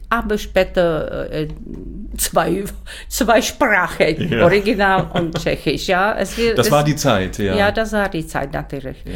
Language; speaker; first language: German; non-native, learner; Czech